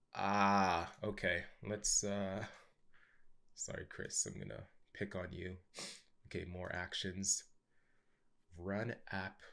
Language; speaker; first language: English; native; English